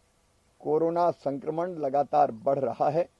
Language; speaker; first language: Hindi; native; Hindi